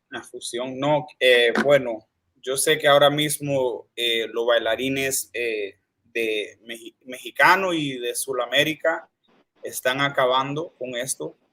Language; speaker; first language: Spanish; early bilingual, heritage; Spanish